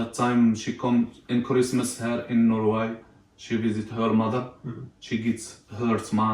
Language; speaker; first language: English; non-native, learner; Arabic